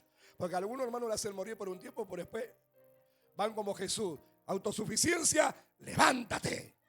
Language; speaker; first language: Spanish; native; Spanish